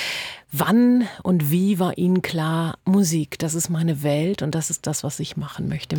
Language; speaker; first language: German; native; German